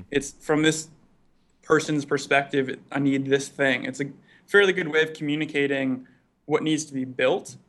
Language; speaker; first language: English; native; English